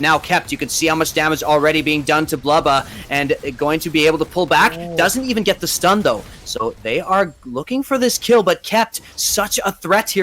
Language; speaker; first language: English; native; English